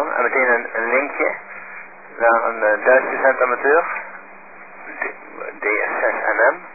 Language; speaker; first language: Dutch; native; Dutch